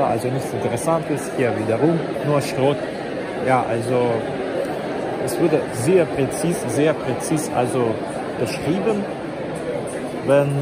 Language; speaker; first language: German; non-native, learner; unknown